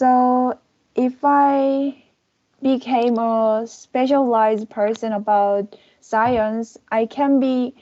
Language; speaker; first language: English; non-native, learner; Korean